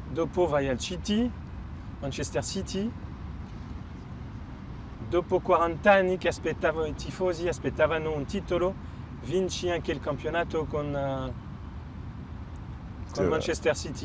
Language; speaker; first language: Italian; non-native, fluent; French